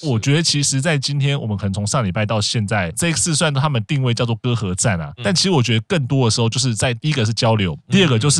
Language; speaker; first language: Chinese; native; Chinese